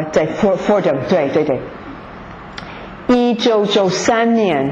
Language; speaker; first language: Chinese; non-native, fluent; English